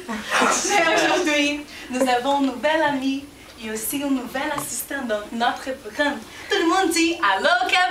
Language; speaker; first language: French; non-native, learner; Portuguese